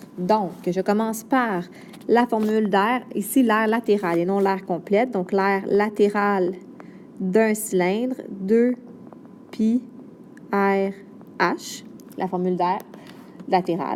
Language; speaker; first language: French; native; French